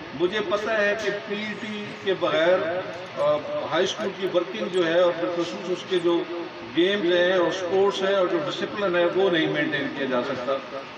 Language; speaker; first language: Urdu; non-native, local second language; Punjabi